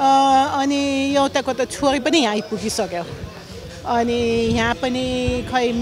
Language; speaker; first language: Nepali; early bilingual, other home language; German